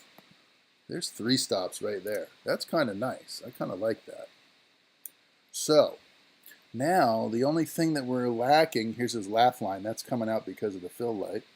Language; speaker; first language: English; native; English